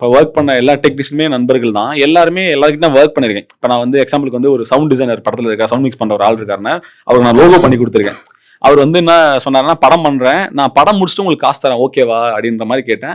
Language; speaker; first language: Tamil; native; Tamil